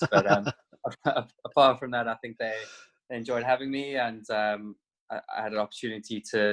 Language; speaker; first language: English; native; English